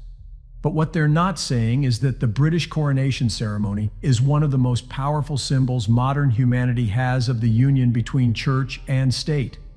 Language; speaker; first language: English; native; English